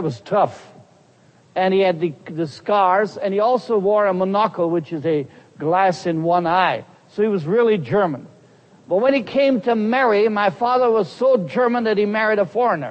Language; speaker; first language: English; non-native, fluent; German